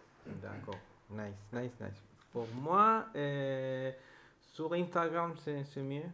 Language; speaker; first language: French; non-native, learner; Spanish